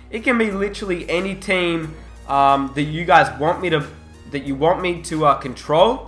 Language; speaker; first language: English; native; English